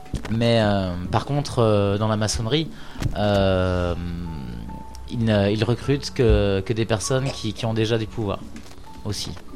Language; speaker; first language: French; native; French